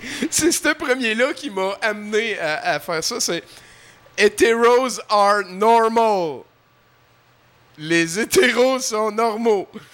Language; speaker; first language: French; native; French